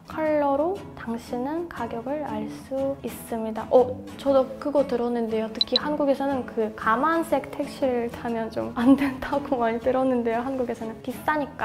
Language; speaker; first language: Korean; non-native, fluent; Russian